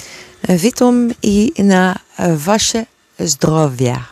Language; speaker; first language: Polish; non-native, learner; Dutch